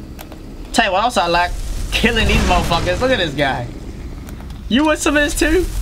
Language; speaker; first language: English; native; English